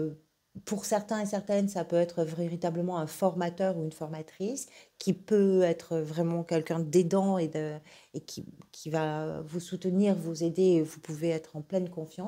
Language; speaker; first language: French; native; French